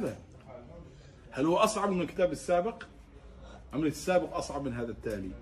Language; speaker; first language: Arabic; native; Arabic